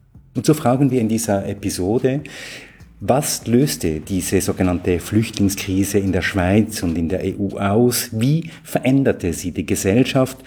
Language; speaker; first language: German; native; German